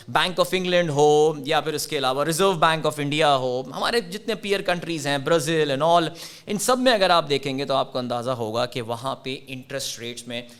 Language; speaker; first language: Urdu; native; Urdu